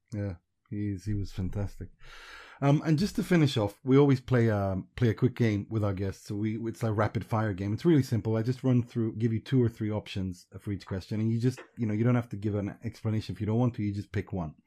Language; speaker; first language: English; early bilingual, other home language; Persian